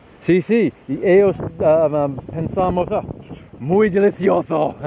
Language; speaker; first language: Spanish; non-native, learner; English